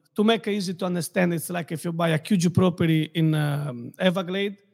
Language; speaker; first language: English; non-native, fluent; Italian